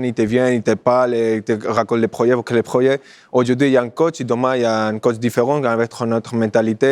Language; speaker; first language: French; non-native, fluent; Spanish